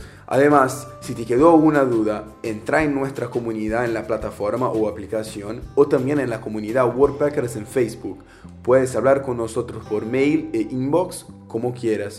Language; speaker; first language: Spanish; native; Spanish